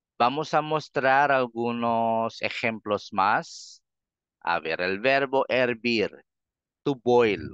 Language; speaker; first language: Spanish; non-native, fluent; Filipino